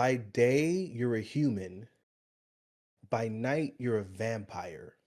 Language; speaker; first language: English; native; English